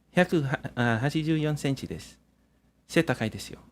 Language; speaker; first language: Japanese; non-native, fluent; English